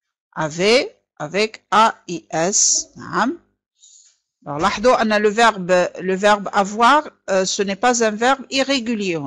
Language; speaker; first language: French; non-native, fluent; Arabic